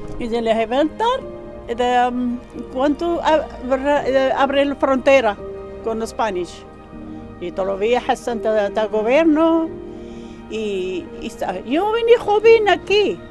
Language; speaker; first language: Spanish; non-native, learner; Arabic